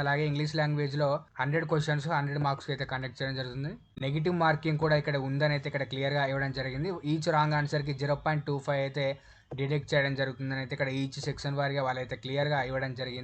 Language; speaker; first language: Telugu; native; Telugu